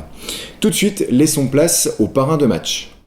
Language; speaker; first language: French; native; French